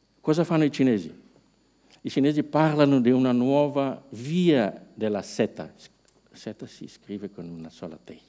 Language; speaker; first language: Italian; non-native, fluent; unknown